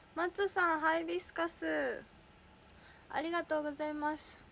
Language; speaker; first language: Japanese; native; Japanese